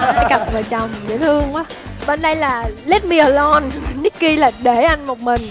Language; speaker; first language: Vietnamese; native; Vietnamese